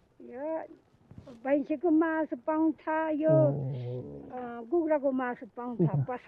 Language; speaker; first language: Nepali; non-native, local second language; Eastern Tamang